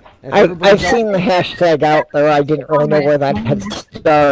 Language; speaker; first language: English; native; English